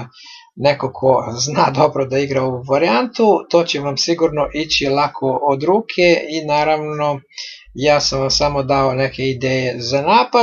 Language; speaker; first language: Serbian; native; Serbian